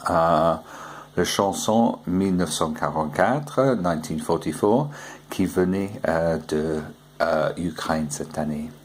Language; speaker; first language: French; non-native, fluent; English